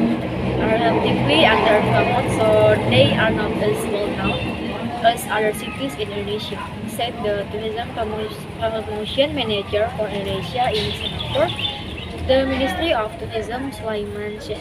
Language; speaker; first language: English; non-native, learner; Indonesian